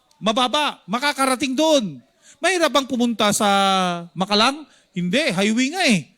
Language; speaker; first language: Filipino; non-native, local second language; Iloko